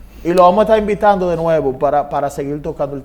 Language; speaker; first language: Spanish; native; Spanish